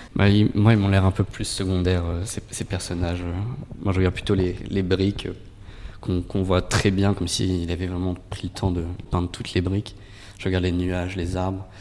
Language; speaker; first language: French; native; French